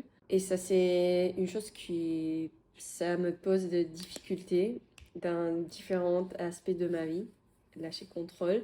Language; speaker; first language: French; non-native, fluent; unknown